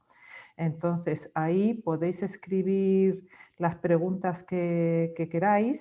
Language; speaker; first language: Spanish; native; Spanish